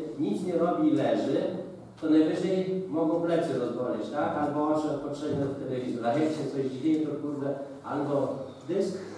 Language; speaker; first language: Polish; non-native, local second language; Lithuanian